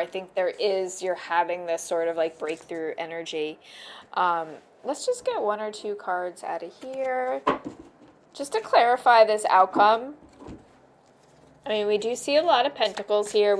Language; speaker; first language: English; native; English